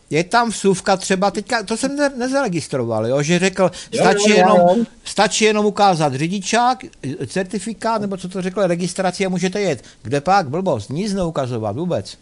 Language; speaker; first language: Czech; native; Czech